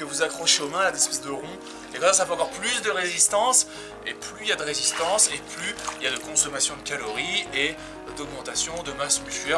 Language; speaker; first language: French; native; French